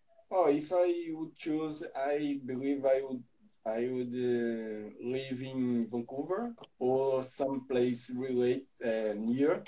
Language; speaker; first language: English; non-native, learner; Portuguese